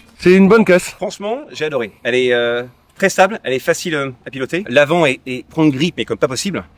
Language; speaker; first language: French; native; French